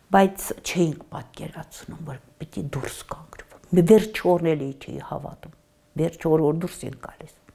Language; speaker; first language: Armenian; native; Armenian